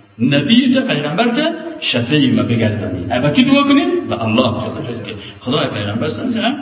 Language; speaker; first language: Persian; native; Persian